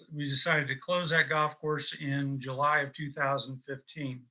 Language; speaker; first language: English; native; English